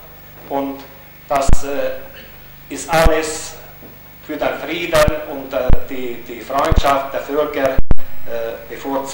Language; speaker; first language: German; non-native, local second language; Hungarian